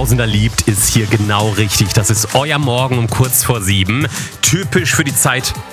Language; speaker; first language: German; native; German